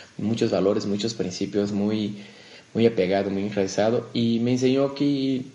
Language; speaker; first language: Spanish; non-native, fluent; Portuguese